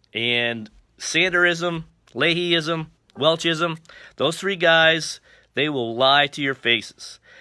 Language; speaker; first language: English; native; English